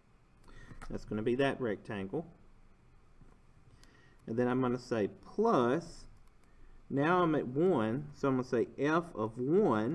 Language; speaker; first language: English; native; English